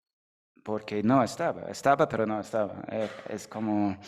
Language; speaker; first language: Spanish; non-native, fluent; English